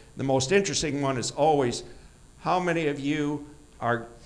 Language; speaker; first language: English; native; English